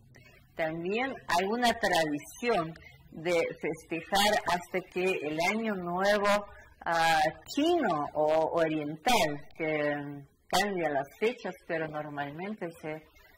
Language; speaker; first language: Spanish; non-native, fluent; Russian